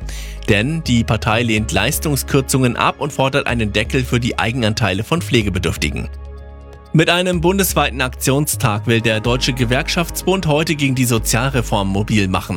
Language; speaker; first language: German; native; German